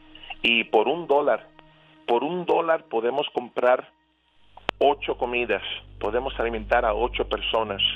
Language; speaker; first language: Spanish; early bilingual, other home language; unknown